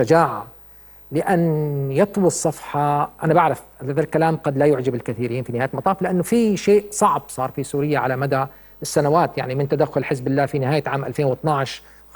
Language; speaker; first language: Arabic; native; Arabic